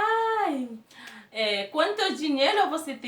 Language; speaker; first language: Portuguese; non-native, learner; Haitian Creole